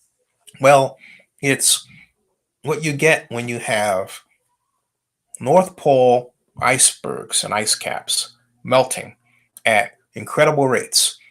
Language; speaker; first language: English; native; English